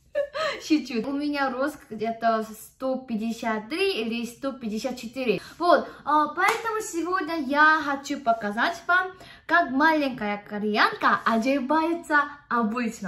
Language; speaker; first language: Russian; non-native, fluent; Korean